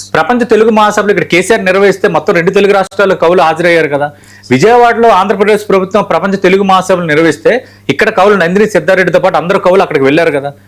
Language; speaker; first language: Telugu; native; Telugu